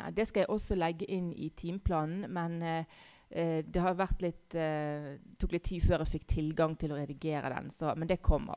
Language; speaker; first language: Norwegian; native; Norwegian